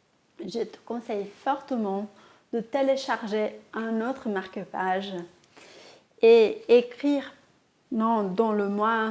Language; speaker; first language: French; non-native, fluent; Portuguese